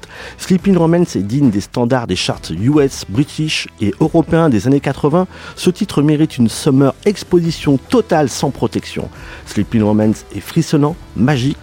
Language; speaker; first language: French; native; French